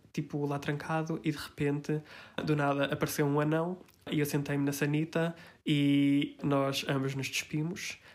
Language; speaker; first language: Portuguese; early bilingual, heritage; Portuguese